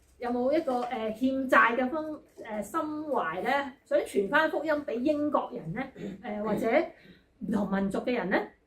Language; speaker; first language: Cantonese; native; Cantonese